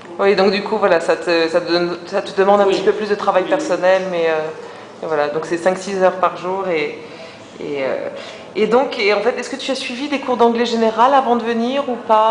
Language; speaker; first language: French; native; French